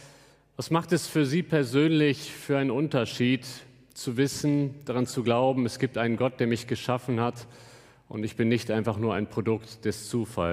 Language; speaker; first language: German; native; German